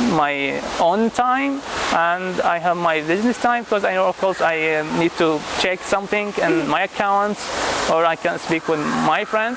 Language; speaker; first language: English; non-native, fluent; Arabic